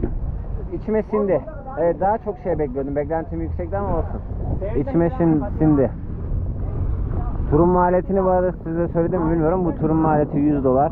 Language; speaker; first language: Turkish; native; Turkish